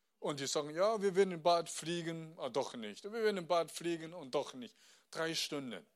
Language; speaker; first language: German; non-native, fluent; Chinese